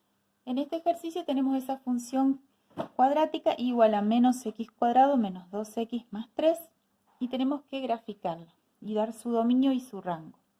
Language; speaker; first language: Spanish; native; Spanish